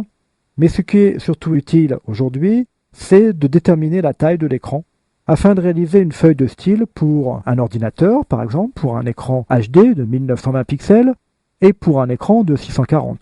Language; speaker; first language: French; native; French